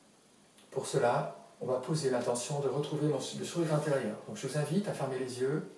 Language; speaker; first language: French; native; French